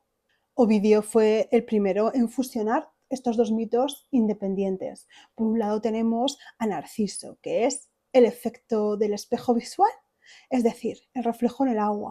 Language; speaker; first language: Spanish; native; Spanish